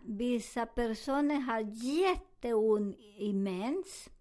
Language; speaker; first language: Swedish; non-native, learner; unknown